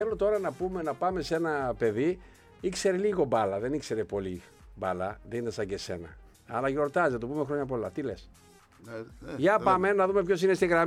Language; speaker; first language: Greek; native; Greek